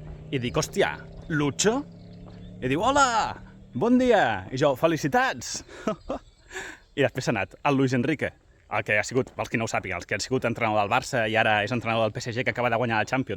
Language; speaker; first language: Catalan; native; Catalan